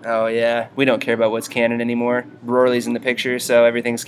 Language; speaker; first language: English; native; English